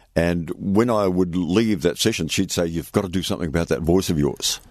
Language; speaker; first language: English; native; English